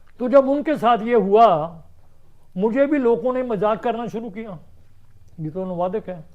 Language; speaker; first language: Hindi; non-native, local second language; Punjabi